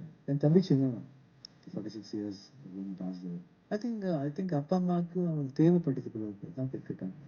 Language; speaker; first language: Tamil; non-native, local second language; Kannada